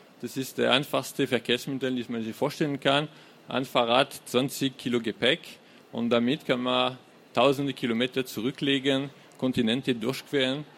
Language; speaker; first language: German; non-native, fluent; French